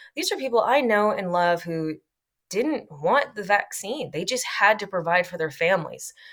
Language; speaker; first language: English; native; English